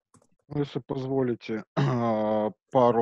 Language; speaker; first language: Russian; native; Russian